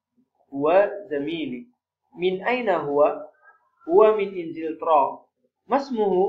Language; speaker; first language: Arabic; non-native, fluent; Indonesian